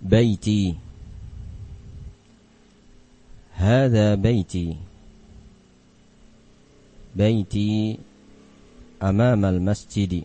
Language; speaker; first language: Arabic; non-native, fluent; Indonesian